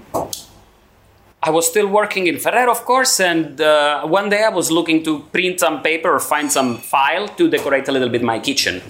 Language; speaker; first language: English; non-native, learner; Italian